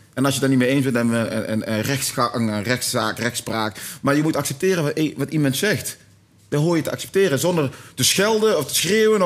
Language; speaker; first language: Dutch; native; Dutch